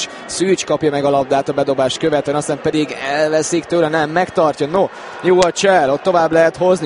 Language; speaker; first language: Hungarian; native; Hungarian